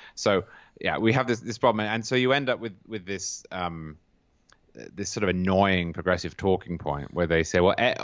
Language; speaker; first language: English; native; English